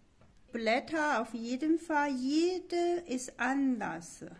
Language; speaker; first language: German; non-native, learner; Chinese